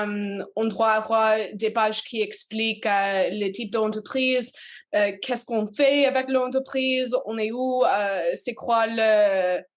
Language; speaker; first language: French; non-native, learner; English